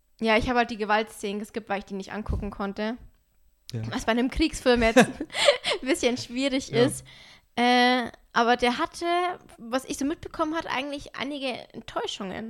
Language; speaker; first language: German; native; German